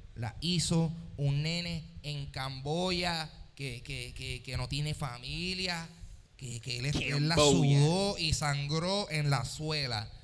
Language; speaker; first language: Spanish; native; Spanish